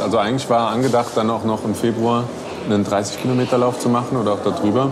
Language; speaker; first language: German; native; German